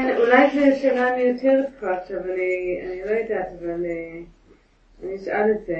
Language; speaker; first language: Hebrew; non-native, learner; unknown